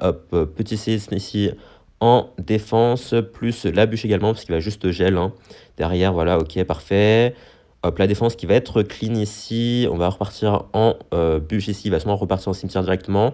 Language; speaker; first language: French; native; French